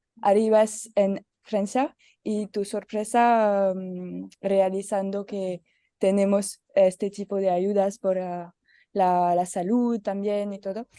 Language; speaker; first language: Spanish; non-native, learner; French